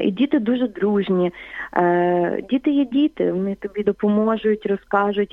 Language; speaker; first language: Ukrainian; native; Ukrainian